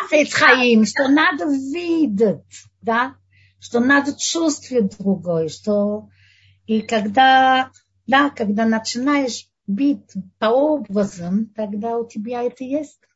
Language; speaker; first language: Russian; non-native, learner; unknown